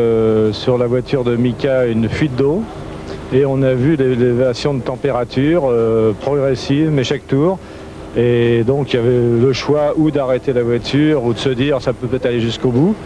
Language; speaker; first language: French; native; French